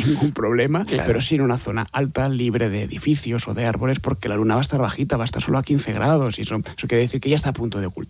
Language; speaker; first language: Spanish; native; Spanish